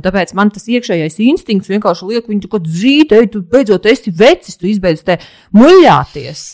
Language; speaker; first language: Latvian; native; Latvian